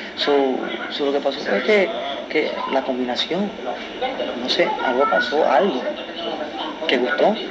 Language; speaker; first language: Spanish; early bilingual, heritage; Spanish